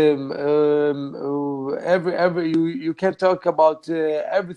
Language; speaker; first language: English; non-native, learner; Arabic